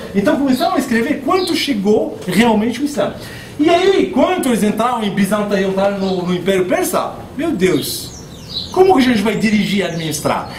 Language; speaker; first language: Portuguese; non-native, fluent; Arabic